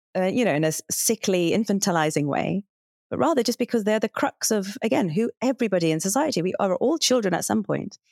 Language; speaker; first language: English; native; English